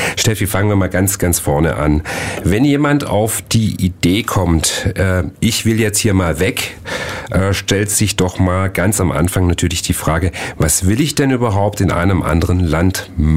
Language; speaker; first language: German; native; German